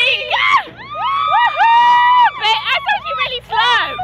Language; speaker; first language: English; native; English